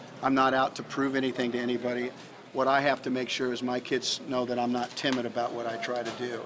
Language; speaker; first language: English; native; English